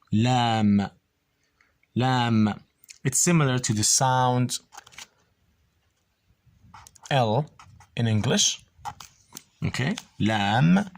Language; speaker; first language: English; non-native, fluent; Arabic